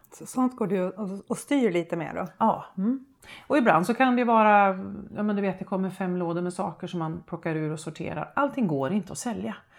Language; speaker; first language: Swedish; native; Swedish